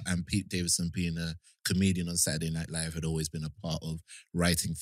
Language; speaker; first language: English; native; English